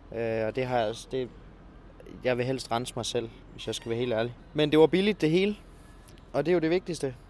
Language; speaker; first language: Danish; native; Danish